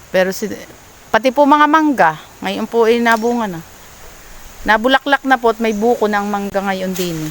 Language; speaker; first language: Filipino; native; Filipino